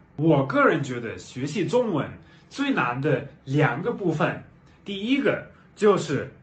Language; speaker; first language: Chinese; non-native, fluent; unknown